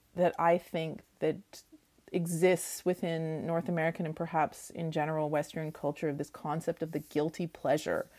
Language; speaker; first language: English; native; English